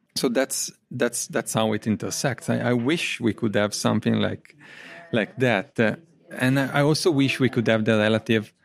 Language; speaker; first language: English; non-native, fluent; Italian